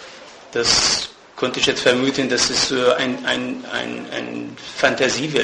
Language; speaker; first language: German; non-native, fluent; Persian